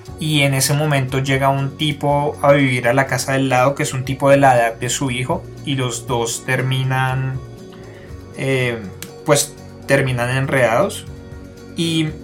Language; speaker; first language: Spanish; native; Spanish